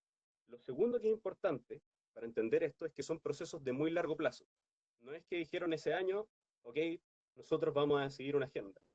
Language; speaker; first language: Spanish; native; Spanish